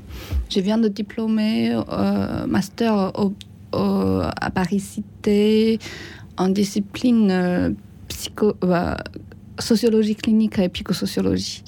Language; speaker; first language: French; non-native, learner; Chinese